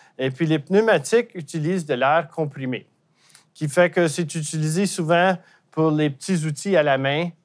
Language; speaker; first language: French; native; French